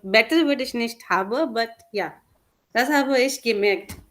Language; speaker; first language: German; non-native, learner; Hindi